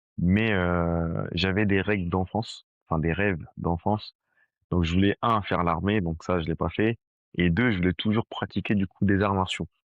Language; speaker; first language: French; early bilingual, other home language; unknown